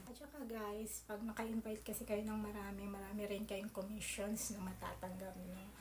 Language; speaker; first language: Filipino; native; Filipino